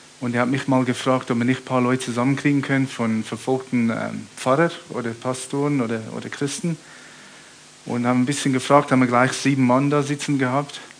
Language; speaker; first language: German; early bilingual, heritage; German